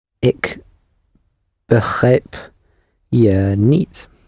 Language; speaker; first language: Dutch; non-native, learner; English